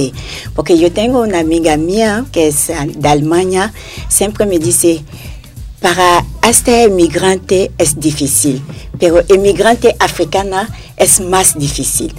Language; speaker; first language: Spanish; non-native, learner; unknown